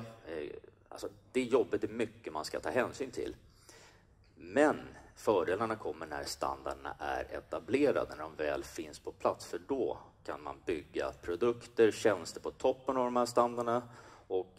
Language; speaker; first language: Swedish; native; Swedish